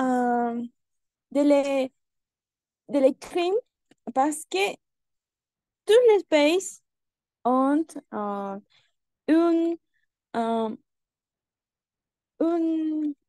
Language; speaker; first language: French; non-native, learner; Spanish